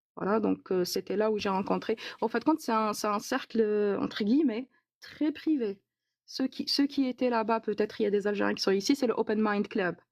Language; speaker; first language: French; non-native, local second language; Arabic